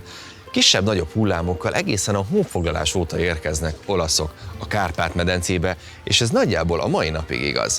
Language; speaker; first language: Hungarian; native; Hungarian